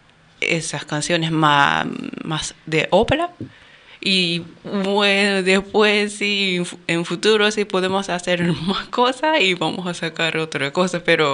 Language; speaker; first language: Spanish; non-native, learner; Japanese